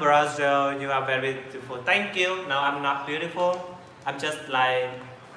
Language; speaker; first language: English; non-native, learner; Vietnamese